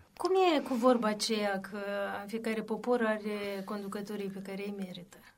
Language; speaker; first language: Romanian; native; Romanian